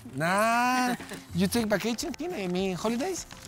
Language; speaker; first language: English; non-native, learner; Spanish